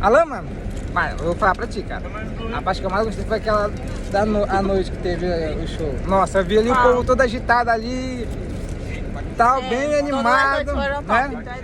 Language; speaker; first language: Portuguese; native; Portuguese